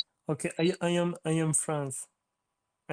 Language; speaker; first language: English; non-native, learner; French